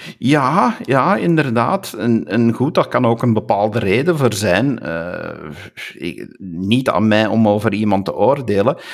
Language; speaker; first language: Dutch; native; Dutch